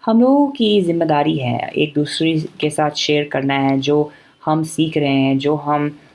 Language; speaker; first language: Hindi; non-native, fluent; English